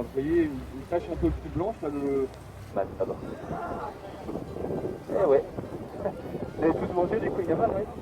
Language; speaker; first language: French; native; French